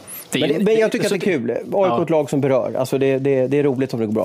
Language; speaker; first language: Swedish; native; Swedish